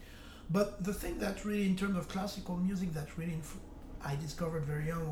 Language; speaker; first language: English; non-native, fluent; French